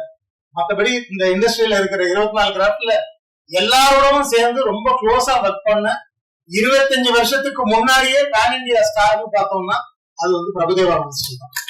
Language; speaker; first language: Tamil; native; Tamil